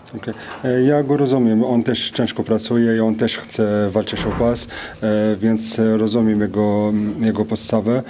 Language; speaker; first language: Polish; non-native, fluent; French